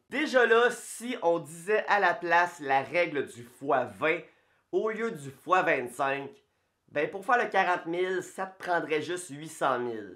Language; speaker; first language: French; native; French